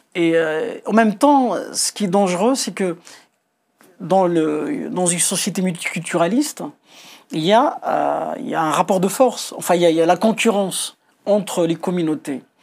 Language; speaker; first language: French; non-native, local second language; Kabyle